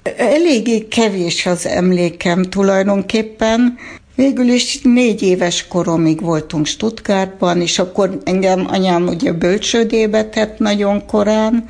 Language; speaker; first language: Hungarian; early bilingual, heritage; Hungarian